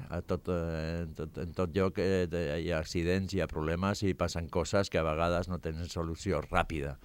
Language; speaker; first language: Catalan; non-native, fluent; Basque